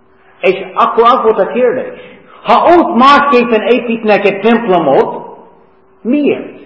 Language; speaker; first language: Hungarian; non-native, fluent; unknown